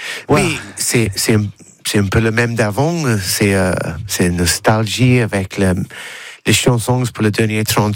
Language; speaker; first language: French; non-native, learner; English